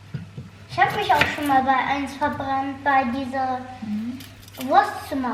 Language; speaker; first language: German; early bilingual, heritage; German